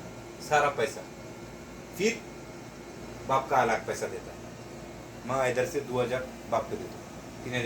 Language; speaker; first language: Hindi; non-native, learner; Bangla